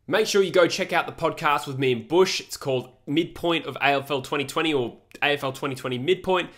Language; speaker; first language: English; native; English